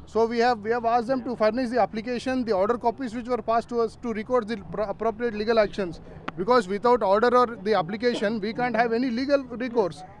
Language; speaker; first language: English; non-native, local second language; Telugu